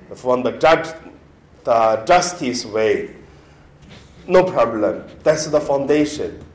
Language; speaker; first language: English; non-native, learner; Chinese